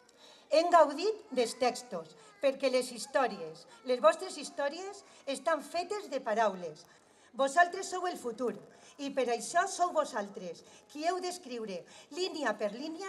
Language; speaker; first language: Catalan; native; Catalan